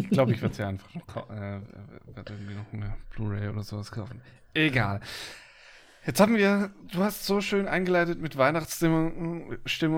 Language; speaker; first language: German; native; German